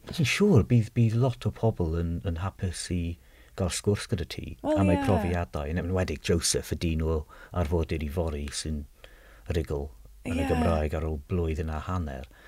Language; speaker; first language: Welsh; non-native, fluent; English